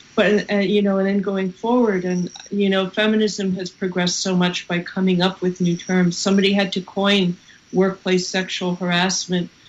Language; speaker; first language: English; native; English